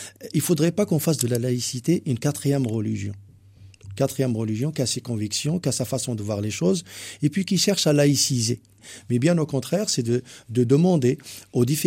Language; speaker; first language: French; non-native, local second language; Arabic